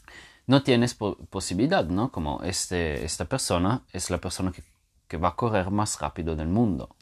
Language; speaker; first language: Spanish; non-native, fluent; Portuguese